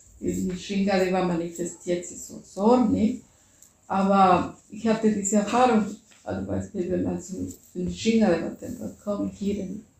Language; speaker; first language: German; non-native, fluent; Spanish